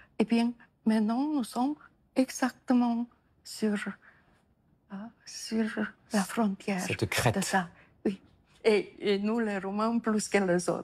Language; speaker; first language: French; non-native, fluent; Romanian